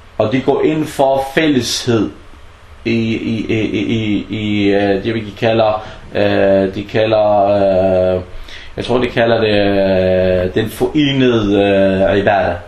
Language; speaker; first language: Danish; non-native, fluent; Arabic